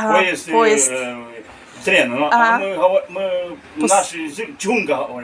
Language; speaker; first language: Russian; early bilingual, heritage; Russian